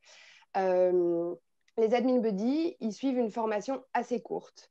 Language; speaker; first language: French; native; French